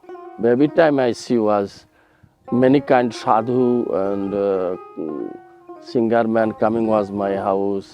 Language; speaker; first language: English; non-native, learner; Bangla